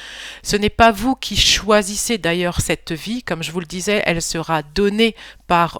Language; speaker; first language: French; native; French